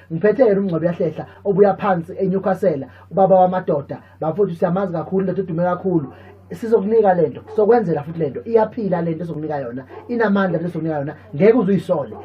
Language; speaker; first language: Zulu; native; Zulu